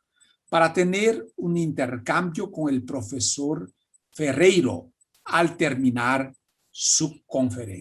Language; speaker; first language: Spanish; non-native, fluent; Portuguese